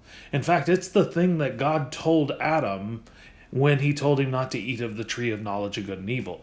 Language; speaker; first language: English; native; English